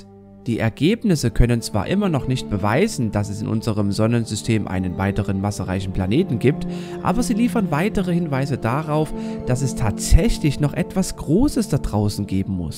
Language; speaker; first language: German; native; German